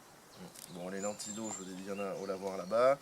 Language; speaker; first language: French; native; French